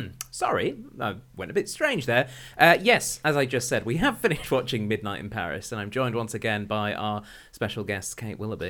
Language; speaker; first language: English; native; English